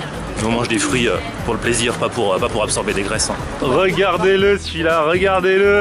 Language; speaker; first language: French; native; French